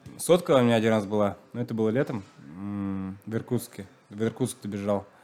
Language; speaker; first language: Russian; non-native, local second language; Chuvash